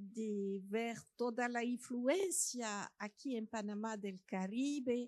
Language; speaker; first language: Spanish; non-native, fluent; French